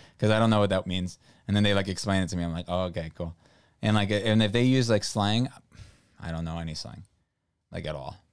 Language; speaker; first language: English; non-native, fluent; Portuguese